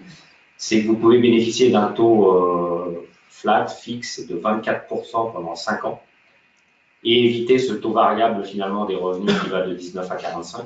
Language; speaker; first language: French; native; French